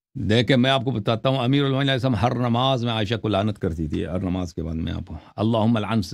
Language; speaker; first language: Urdu; non-native, local second language; Punjabi